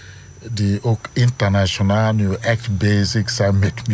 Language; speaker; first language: Dutch; non-native, fluent; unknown